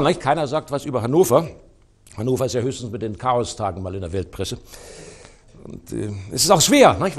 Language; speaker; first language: German; native; German